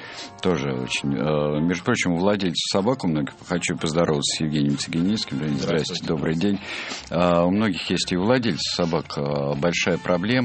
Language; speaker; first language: Russian; native; Russian